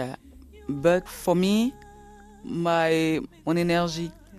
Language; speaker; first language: English; non-native, learner; French